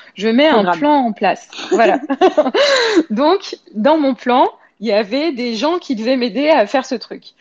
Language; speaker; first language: French; native; French